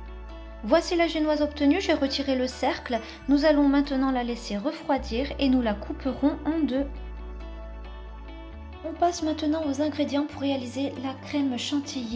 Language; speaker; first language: French; native; French